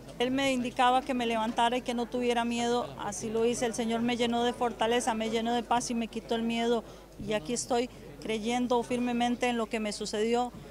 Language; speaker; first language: Spanish; native; Spanish